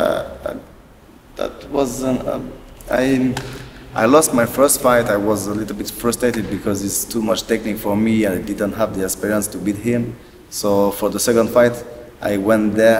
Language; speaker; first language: English; non-native, learner; French